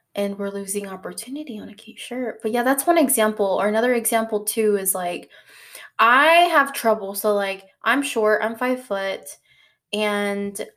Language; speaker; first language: English; early bilingual, other home language; Spanish